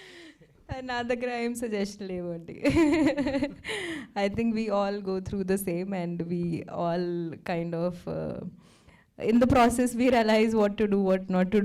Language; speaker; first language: Telugu; non-native, fluent; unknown